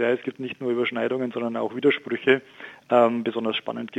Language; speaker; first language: German; native; German